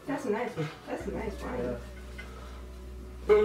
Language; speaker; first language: English; non-native, fluent; Chinese